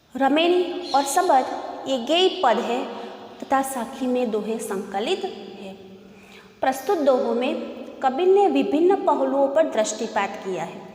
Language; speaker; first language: Hindi; non-native, local second language; Gujarati